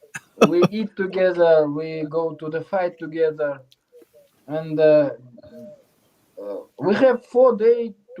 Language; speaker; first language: English; non-native, learner; Uzbek